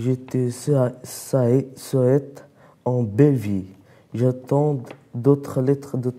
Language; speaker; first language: French; non-native, learner; Arabic